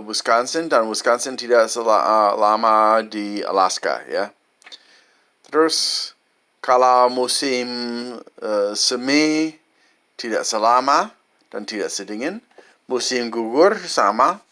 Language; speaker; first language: Indonesian; non-native, fluent; English